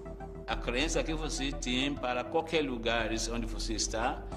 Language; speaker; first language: Portuguese; non-native, fluent; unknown